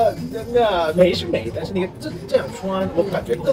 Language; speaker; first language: Chinese; non-native, fluent; Korean